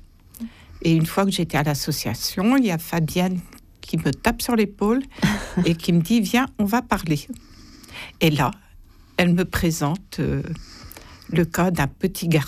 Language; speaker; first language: French; native; French